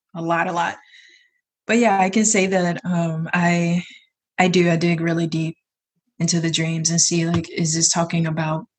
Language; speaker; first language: English; native; English